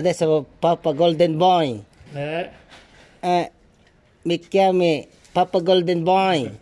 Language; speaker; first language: Italian; non-native, learner; Filipino